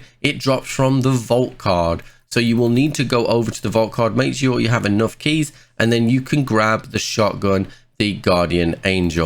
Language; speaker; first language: English; native; English